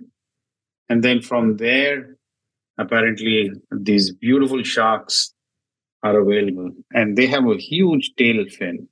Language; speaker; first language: English; non-native, local second language; Hindi